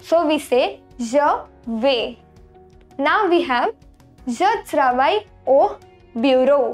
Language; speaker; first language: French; non-native, fluent; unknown